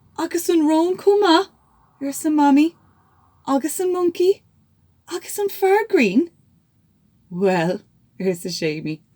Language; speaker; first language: Irish; native; Irish